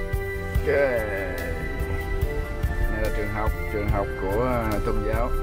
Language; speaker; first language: Vietnamese; native; Vietnamese